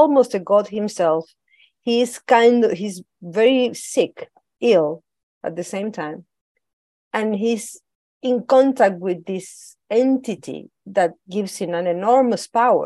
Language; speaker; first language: English; non-native, fluent; Spanish